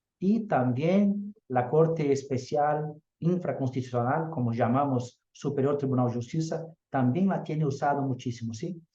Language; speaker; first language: Spanish; non-native, fluent; Portuguese